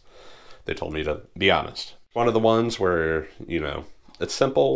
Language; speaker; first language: English; native; English